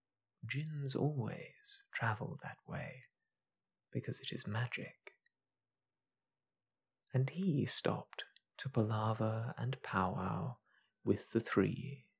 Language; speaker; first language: English; native; English